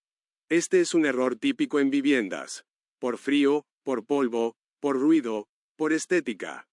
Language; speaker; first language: Spanish; native; Spanish